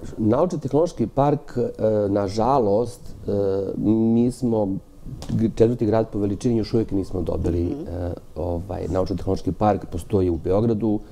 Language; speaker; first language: Serbian; native; Serbian